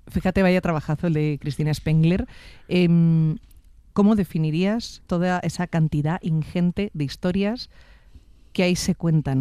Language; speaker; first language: Spanish; native; Spanish